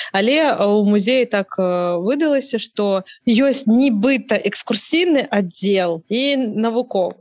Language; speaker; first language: Belarusian; native; Belarusian